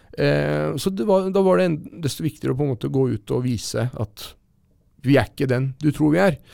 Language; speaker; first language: Norwegian; early bilingual, other home language; Persian